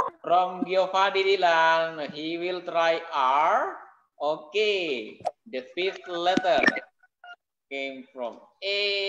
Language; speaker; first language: English; non-native, fluent; Indonesian